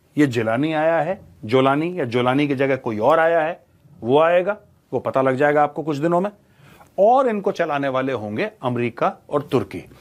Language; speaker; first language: Hindi; native; Hindi